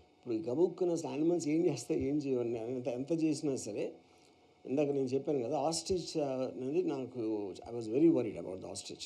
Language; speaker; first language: Telugu; native; Telugu